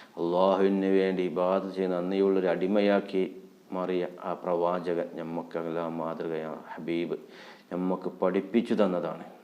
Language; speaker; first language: Malayalam; native; Malayalam